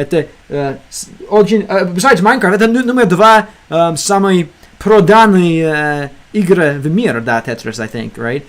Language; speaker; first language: Russian; non-native, learner; English